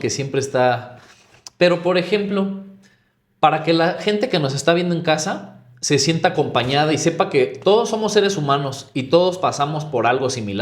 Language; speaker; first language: Spanish; native; Spanish